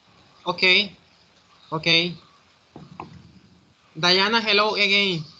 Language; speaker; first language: English; non-native, fluent; Spanish